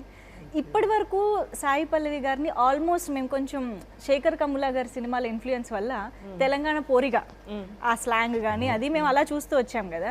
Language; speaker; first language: Telugu; native; Telugu